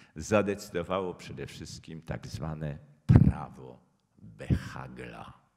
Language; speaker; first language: Polish; native; Polish